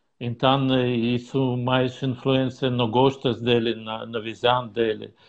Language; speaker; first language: Portuguese; non-native, learner; Russian